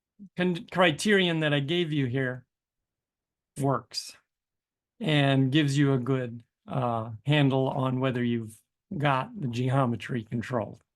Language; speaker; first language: English; native; English